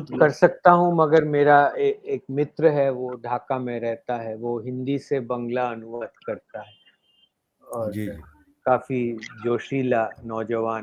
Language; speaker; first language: Hindi; non-native, local second language; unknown